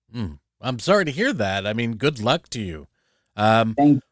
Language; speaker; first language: English; non-native, fluent; Spanish